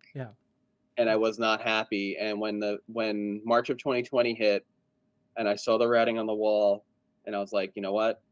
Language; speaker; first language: English; native; English